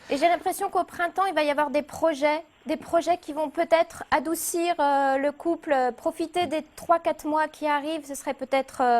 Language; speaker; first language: French; native; French